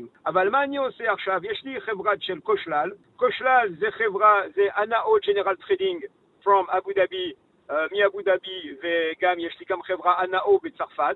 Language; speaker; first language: Hebrew; non-native, learner; French